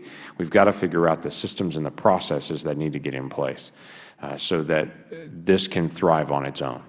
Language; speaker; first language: English; native; English